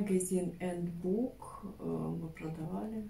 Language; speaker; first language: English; non-native, learner; Russian